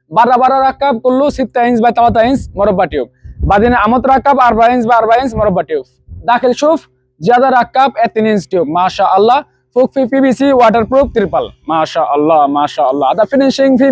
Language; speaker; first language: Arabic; non-native, learner; Bangla